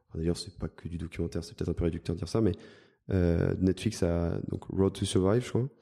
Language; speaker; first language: French; native; French